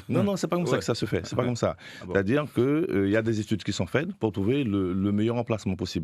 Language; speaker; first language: French; native; French